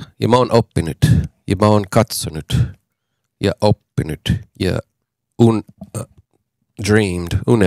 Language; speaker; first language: Finnish; non-native, fluent; English